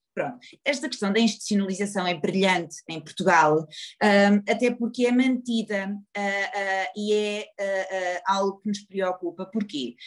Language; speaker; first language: Portuguese; native; Portuguese